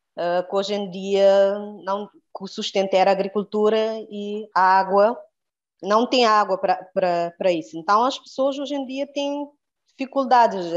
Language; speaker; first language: Portuguese; non-native, local second language; Kabuverdianu